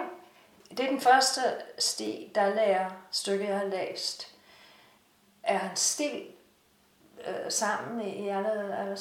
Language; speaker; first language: Danish; non-native, fluent; English